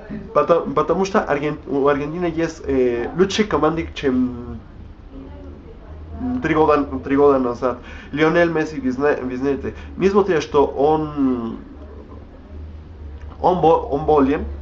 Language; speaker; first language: Russian; non-native, learner; Spanish